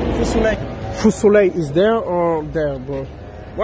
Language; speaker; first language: English; non-native, learner; French